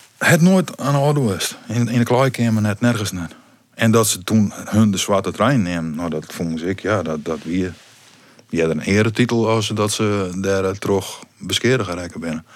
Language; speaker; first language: Dutch; native; Dutch